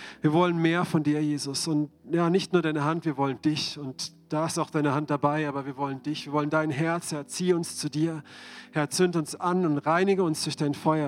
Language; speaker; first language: German; native; German